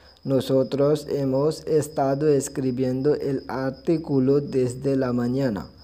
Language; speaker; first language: Spanish; non-native, fluent; Urdu